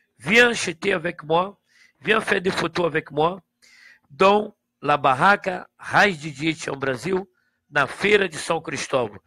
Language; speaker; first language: French; non-native, learner; Portuguese